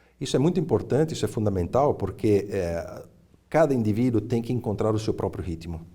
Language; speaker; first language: Portuguese; early bilingual, other home language; Italian